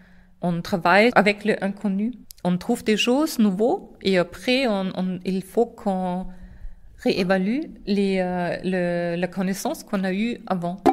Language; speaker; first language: French; non-native, fluent; German